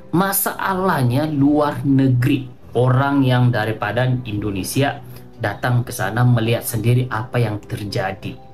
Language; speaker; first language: Malay; native; Malay